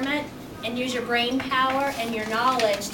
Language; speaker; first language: English; native; English